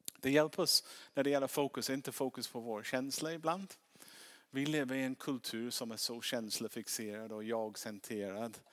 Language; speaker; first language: Swedish; non-native, fluent; English